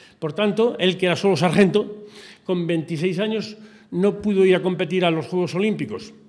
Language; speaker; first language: Spanish; native; Spanish